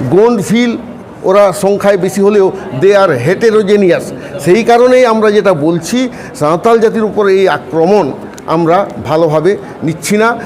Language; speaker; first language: Bangla; non-native, local second language; Santali